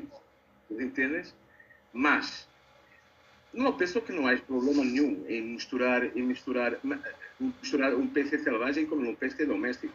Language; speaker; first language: Spanish; non-native, learner; Portuguese